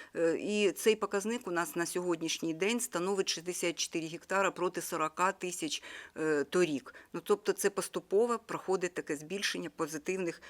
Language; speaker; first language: Ukrainian; native; Ukrainian